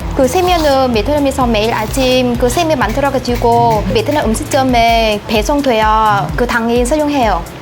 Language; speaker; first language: Korean; non-native, fluent; Vietnamese